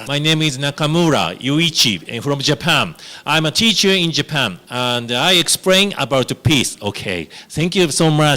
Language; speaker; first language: English; non-native, learner; Japanese